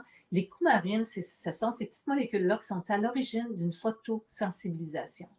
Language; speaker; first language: French; native; French